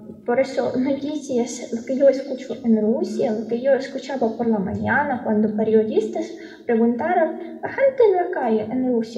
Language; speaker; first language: Spanish; non-native, fluent; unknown